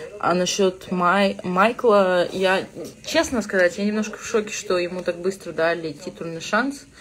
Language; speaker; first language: Russian; early bilingual, other home language; Georgian